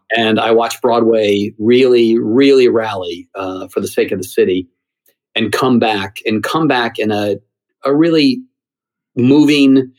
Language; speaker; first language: English; native; English